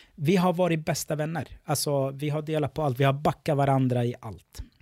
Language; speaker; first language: Swedish; early bilingual, other home language; Arabic